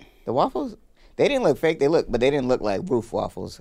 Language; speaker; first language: English; native; English